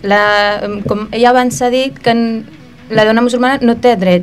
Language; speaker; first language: Catalan; early bilingual, other home language; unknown